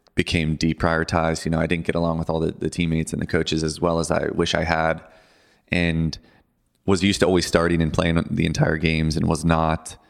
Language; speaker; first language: English; native; English